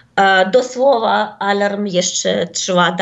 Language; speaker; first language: Polish; non-native, fluent; Ukrainian